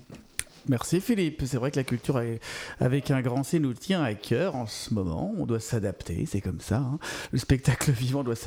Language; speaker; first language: French; native; French